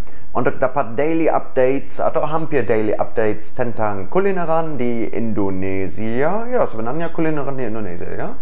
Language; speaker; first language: Indonesian; non-native, fluent; German